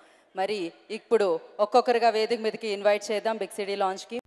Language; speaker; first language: Telugu; native; Telugu